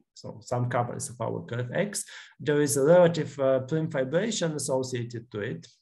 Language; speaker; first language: English; non-native, fluent; Bulgarian